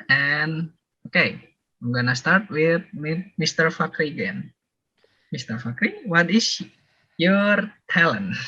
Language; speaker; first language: English; non-native, learner; Indonesian